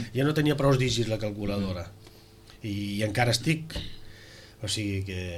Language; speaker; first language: Catalan; native; Catalan